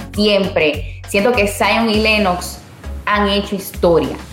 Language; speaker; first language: Spanish; native; Spanish